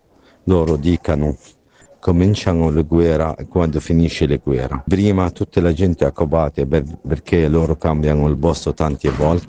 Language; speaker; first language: Italian; non-native, learner; Arabic